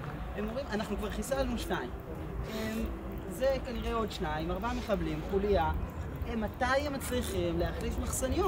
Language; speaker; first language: Hebrew; native; Hebrew